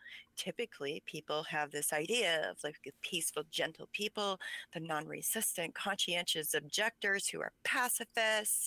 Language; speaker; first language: English; early bilingual, other home language; Pennsylvania German